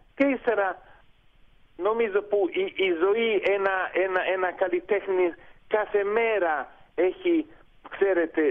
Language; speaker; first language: Greek; non-native, fluent; Italian